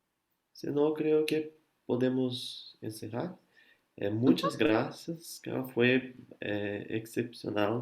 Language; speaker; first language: Spanish; non-native, learner; Portuguese